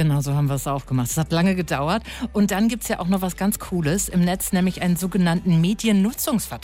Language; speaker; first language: German; native; German